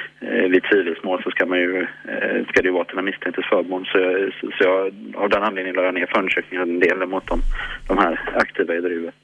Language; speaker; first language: Swedish; native; Swedish